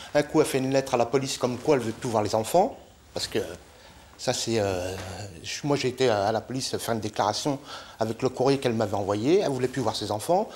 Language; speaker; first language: French; native; French